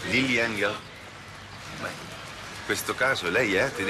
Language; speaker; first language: Italian; native; Italian